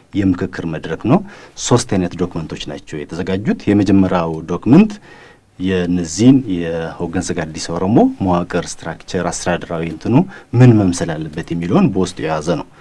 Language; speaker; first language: Amharic; non-native, local second language; Oromo